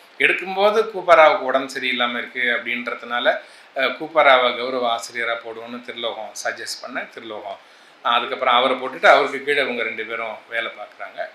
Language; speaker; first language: Tamil; native; Tamil